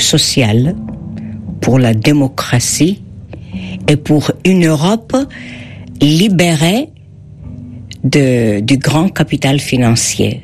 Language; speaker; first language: French; non-native, fluent; Greek